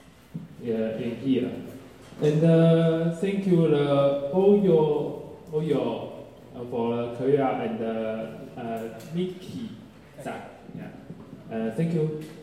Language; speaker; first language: English; non-native, learner; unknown